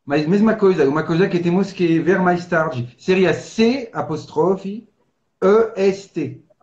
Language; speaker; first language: Portuguese; non-native, fluent; French